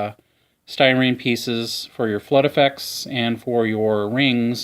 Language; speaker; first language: English; native; English